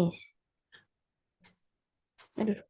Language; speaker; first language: English; non-native, learner; Indonesian